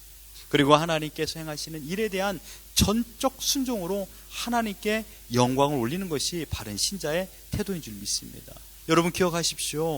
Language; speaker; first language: Korean; native; Korean